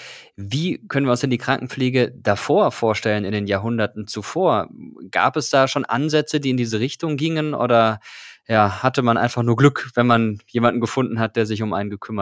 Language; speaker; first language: German; native; German